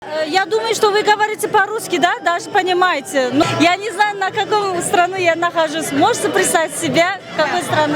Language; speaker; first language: Russian; non-native, fluent; Turkmen